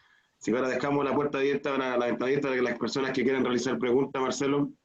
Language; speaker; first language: Spanish; native; Spanish